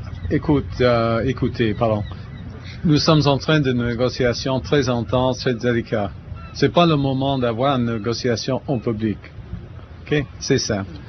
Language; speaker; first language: French; non-native, fluent; English